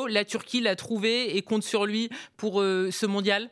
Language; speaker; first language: French; native; French